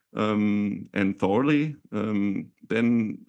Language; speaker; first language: English; non-native, fluent; Danish